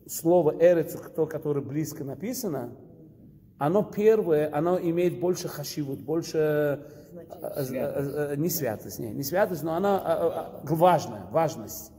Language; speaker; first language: Russian; early bilingual, heritage; Russian